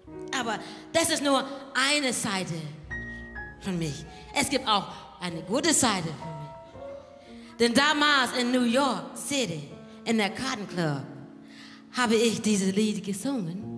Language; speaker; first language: German; non-native, learner; English